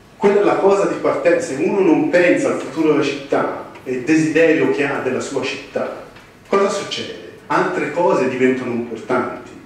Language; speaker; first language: Italian; early bilingual, heritage; English